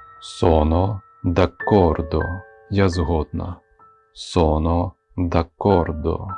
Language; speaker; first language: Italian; non-native, fluent; Ukrainian